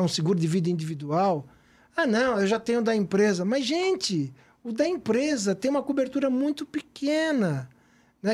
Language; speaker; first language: Portuguese; native; Portuguese